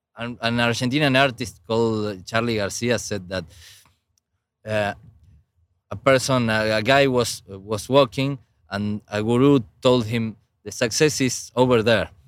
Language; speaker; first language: English; non-native, fluent; Spanish